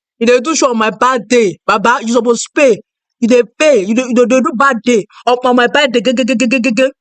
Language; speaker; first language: Nigerian Pidgin; non-native, local second language; Yoruba